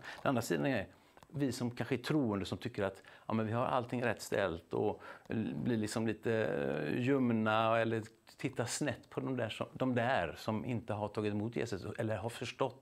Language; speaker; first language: Swedish; native; Swedish